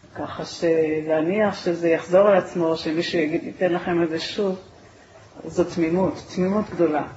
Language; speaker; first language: Hebrew; native; Hebrew